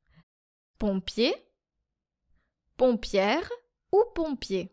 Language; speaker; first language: French; native; French